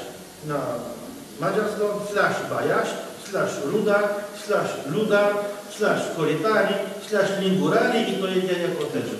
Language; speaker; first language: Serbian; non-native, fluent; French